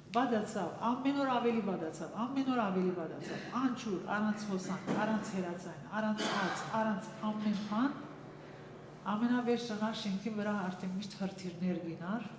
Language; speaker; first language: Armenian; early bilingual, heritage; Armenian